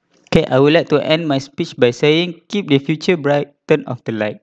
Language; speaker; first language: English; non-native, local second language; Malay